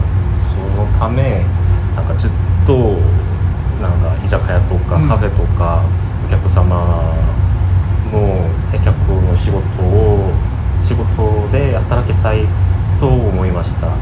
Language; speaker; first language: Japanese; non-native, learner; Korean